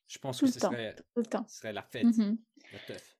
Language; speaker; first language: French; non-native, fluent; English